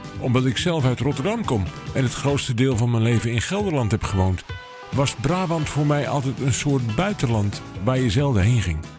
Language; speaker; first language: Dutch; native; Dutch